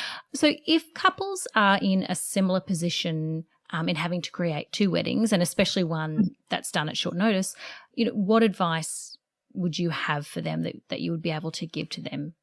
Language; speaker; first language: English; native; English